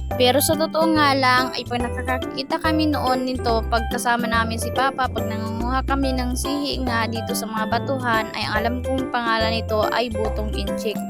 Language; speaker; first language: Filipino; non-native, local second language; Bikol